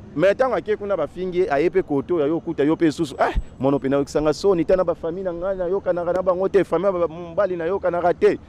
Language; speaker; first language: Lingala; native; Lingala